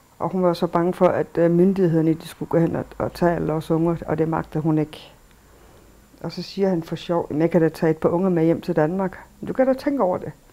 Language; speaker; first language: Danish; early bilingual, other home language; Kalaallisut